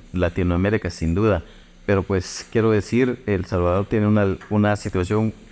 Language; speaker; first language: Spanish; native; Spanish